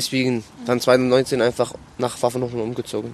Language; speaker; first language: German; non-native, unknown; Arabic